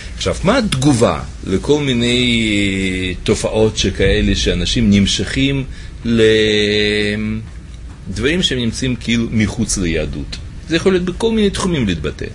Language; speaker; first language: Hebrew; native; Hebrew